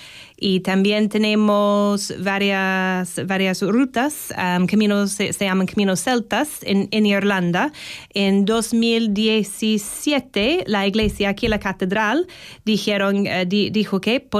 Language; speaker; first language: Spanish; non-native, fluent; English